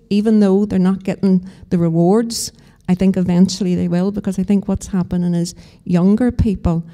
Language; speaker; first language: English; native; English